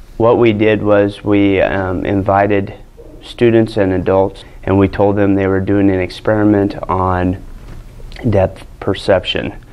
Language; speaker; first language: English; native; English